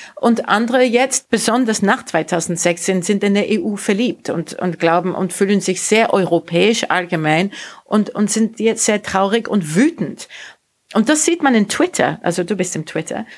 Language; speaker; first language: German; non-native, fluent; English